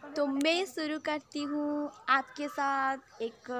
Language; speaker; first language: Hindi; non-native, local second language; Odia